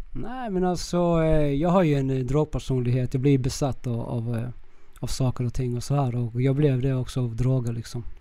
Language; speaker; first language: Swedish; early bilingual, other home language; Spanish